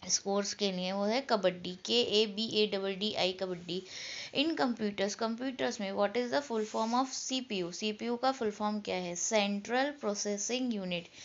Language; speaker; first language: Hindi; native; Hindi